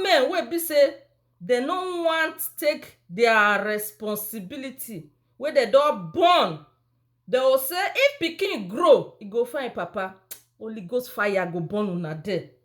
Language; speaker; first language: Nigerian Pidgin; non-native, local second language; Bini